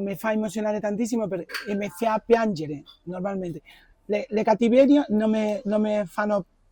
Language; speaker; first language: Italian; non-native, fluent; Spanish